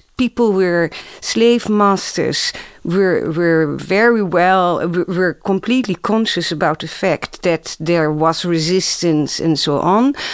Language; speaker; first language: English; non-native, fluent; Dutch